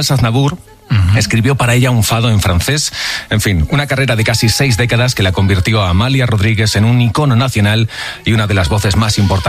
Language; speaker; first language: Spanish; native; Spanish